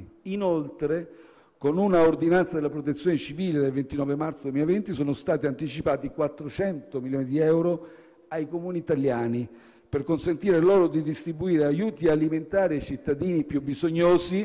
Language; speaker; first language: Italian; native; Italian